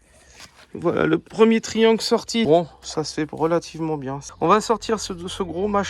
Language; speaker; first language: French; native; French